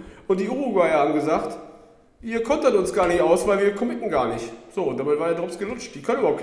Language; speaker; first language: German; native; German